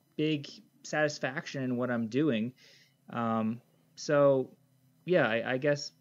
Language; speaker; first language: English; native; English